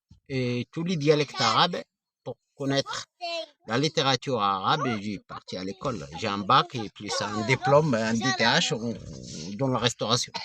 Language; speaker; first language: French; non-native, fluent; Arabic